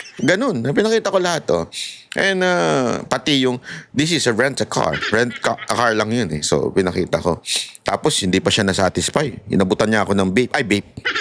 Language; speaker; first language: Filipino; native; Filipino